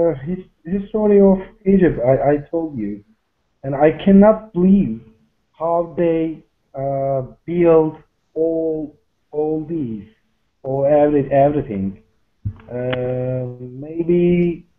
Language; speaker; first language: English; non-native, learner; Turkish